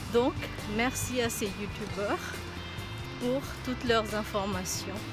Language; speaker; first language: French; non-native, fluent; Bangla